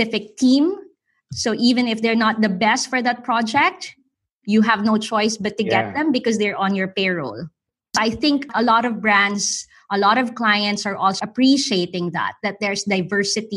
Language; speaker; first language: English; non-native, local second language; Filipino